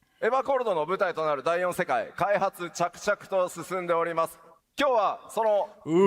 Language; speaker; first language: Japanese; native; Japanese